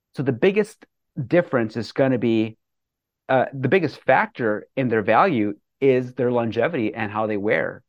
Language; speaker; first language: English; native; English